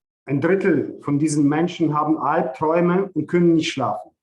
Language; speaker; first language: German; non-native, fluent; Ukrainian